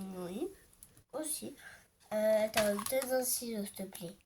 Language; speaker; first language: French; native; French